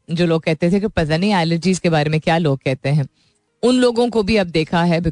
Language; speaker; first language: Urdu; native; Urdu